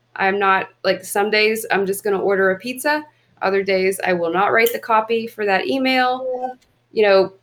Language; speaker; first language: English; native; English